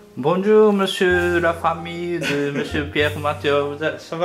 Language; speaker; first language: French; non-native, fluent; Japanese